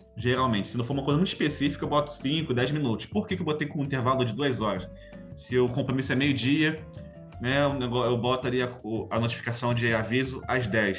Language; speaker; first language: Portuguese; native; Portuguese